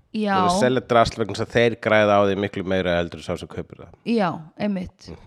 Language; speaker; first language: Icelandic; native; Icelandic